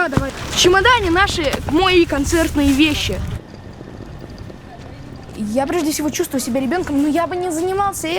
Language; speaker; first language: Russian; native; Russian